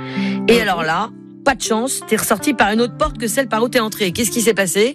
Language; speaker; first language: French; native; French